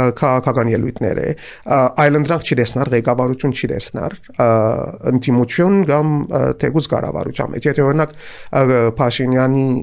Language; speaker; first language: Armenian; native; Armenian